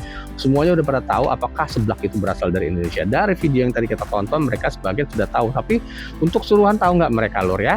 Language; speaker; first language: Indonesian; native; Indonesian